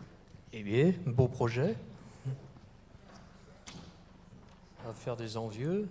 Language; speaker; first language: French; native; French